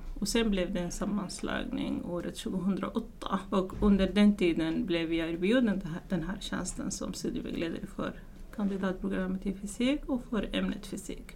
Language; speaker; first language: Swedish; non-native, fluent; Arabic